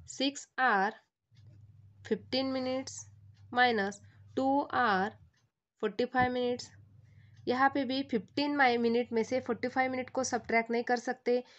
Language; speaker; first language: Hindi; non-native, local second language; Marathi